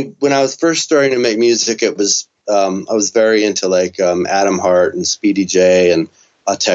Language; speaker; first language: English; native; English